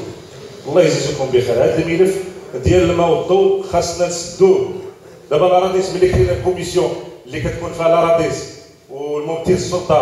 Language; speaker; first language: Arabic; native; Arabic